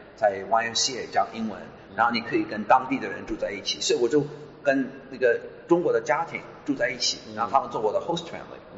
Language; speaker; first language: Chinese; non-native, fluent; English